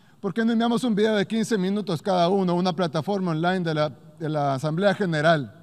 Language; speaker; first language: Spanish; native; Spanish